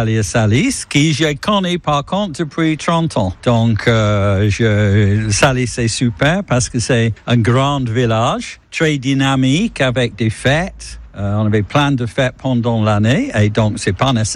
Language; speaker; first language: French; non-native, fluent; English